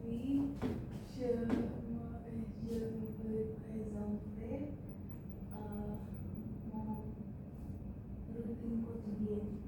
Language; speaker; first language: French; non-native, learner; Indonesian